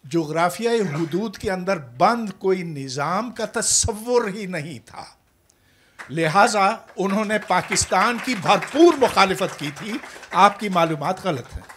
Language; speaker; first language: Urdu; native; Urdu